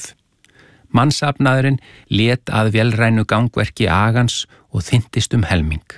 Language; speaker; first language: Icelandic; native; Icelandic